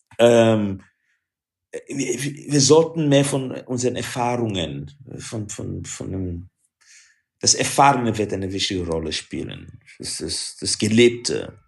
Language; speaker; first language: German; non-native, fluent; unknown